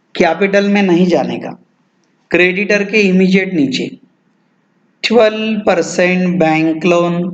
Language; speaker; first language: Hindi; non-native, local second language; Marathi